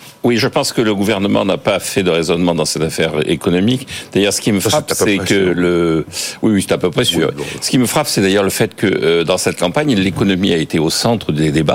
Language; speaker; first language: French; native; French